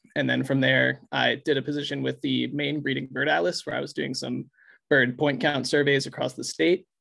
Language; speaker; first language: English; native; English